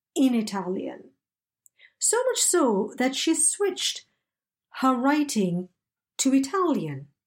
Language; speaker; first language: English; native; English